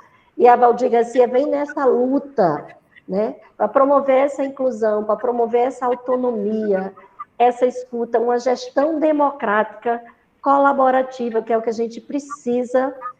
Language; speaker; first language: Portuguese; native; Portuguese